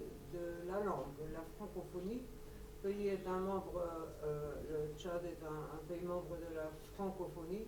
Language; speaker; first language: French; non-native, local second language; Luxembourgish